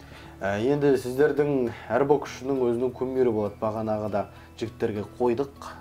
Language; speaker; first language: Kazakh; native; Kazakh